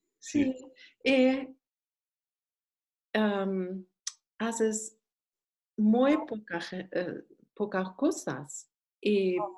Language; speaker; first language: Spanish; non-native, learner; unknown